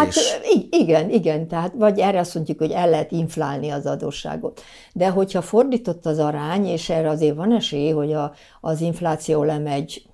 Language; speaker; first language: Hungarian; native; Hungarian